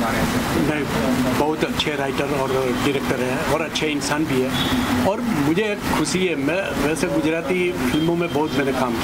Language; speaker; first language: Hindi; non-native, local second language; Gujarati